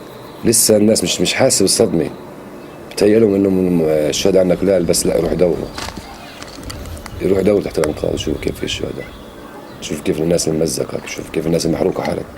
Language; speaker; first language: Arabic; native; Arabic